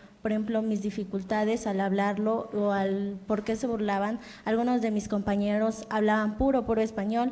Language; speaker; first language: Spanish; non-native, local second language; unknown